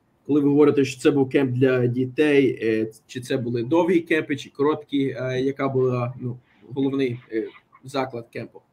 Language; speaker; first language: Ukrainian; early bilingual, heritage; Ukrainian